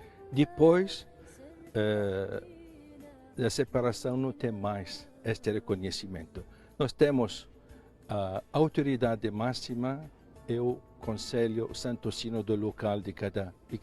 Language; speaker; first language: Portuguese; non-native, fluent; Arabic